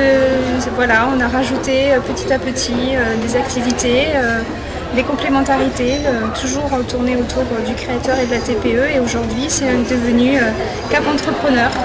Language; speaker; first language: French; native; French